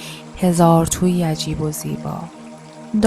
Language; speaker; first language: Persian; native; Persian